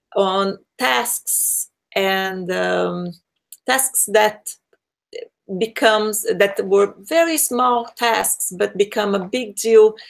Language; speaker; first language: English; non-native, fluent; Portuguese